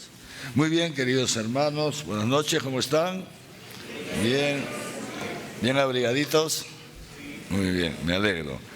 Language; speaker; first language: Spanish; native; Spanish